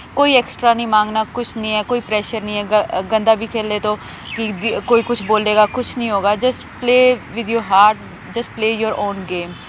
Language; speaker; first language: Hindi; native; Hindi